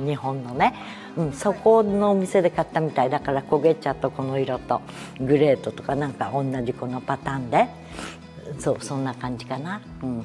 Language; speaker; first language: Japanese; native; Japanese